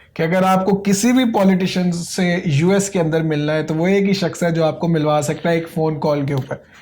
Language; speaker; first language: Urdu; native; Urdu